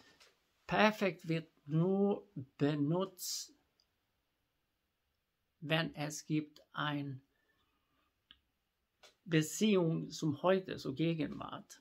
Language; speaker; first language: German; non-native, fluent; Swedish